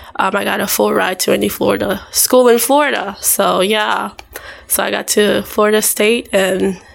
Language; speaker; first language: English; early bilingual, other home language; Haitian Creole